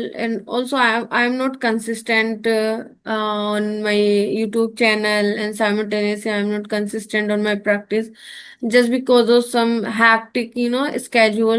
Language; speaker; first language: English; non-native, learner; Hindi